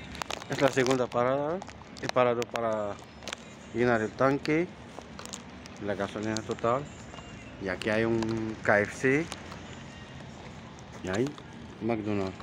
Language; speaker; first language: Spanish; non-native, fluent; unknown